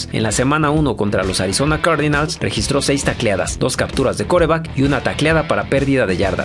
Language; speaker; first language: Spanish; native; Spanish